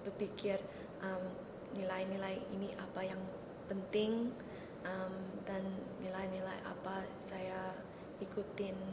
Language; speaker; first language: Indonesian; early bilingual, heritage; Indonesian